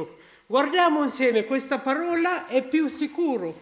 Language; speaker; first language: Italian; non-native, learner; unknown